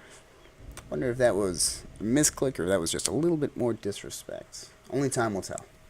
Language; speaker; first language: English; native; English